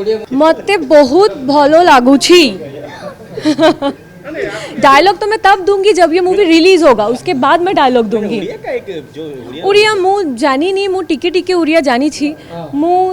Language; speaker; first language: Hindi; non-native, local second language; Bangla